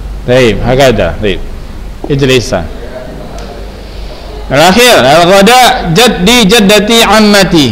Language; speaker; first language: Arabic; non-native, fluent; Indonesian